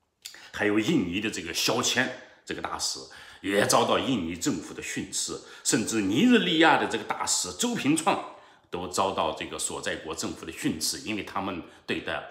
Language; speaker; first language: Chinese; native; Chinese